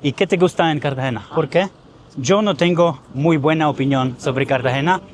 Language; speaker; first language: Spanish; non-native, learner; Polish